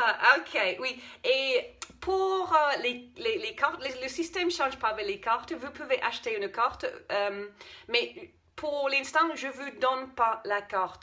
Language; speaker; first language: French; non-native, fluent; English